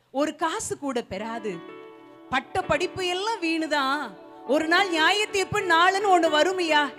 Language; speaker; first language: Tamil; native; Tamil